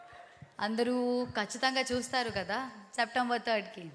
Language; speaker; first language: Telugu; non-native, learner; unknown